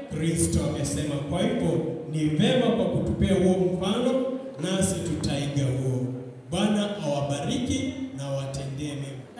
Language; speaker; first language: Swahili; non-native, local second language; Kamba